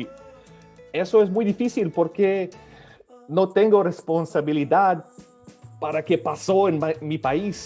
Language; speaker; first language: Spanish; early bilingual, other home language; Serbian